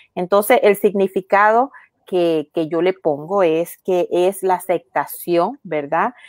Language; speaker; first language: Spanish; native; Spanish